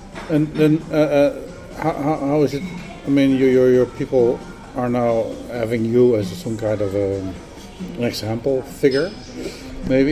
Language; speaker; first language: English; non-native, fluent; Dutch